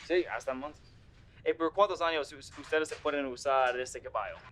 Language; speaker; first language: Spanish; non-native, learner; English